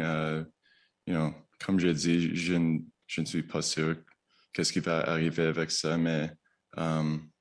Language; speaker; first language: French; non-native, learner; English